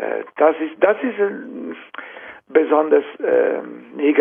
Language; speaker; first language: German; non-native, fluent; Italian